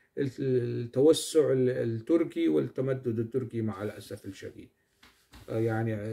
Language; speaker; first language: Arabic; non-native, local second language; Kurdish